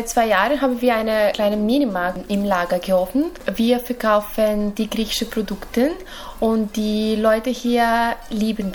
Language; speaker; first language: German; non-native, learner; Greek